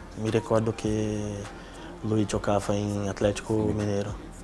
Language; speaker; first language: Italian; non-native, learner; Portuguese